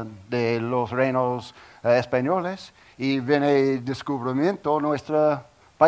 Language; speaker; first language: Spanish; non-native, learner; English